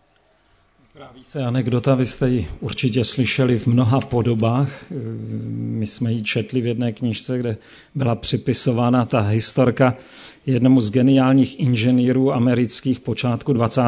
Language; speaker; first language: Czech; native; Czech